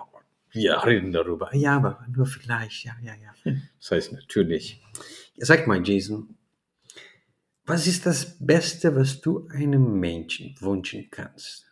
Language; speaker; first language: German; non-native, fluent; Portuguese